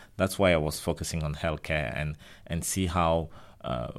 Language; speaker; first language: English; non-native, local second language; French